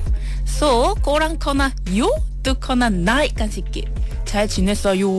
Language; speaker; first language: Korean; non-native, learner; Malay